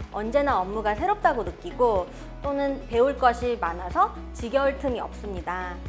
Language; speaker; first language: Korean; early bilingual, heritage; Korean